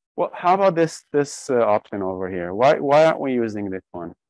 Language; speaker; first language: English; non-native, fluent; Hebrew